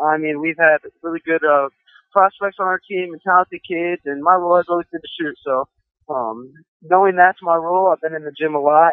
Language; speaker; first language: English; native; English